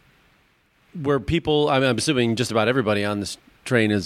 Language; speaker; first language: English; native; English